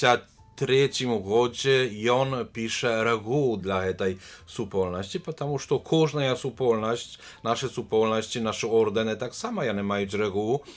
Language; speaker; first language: Polish; non-native, learner; Belarusian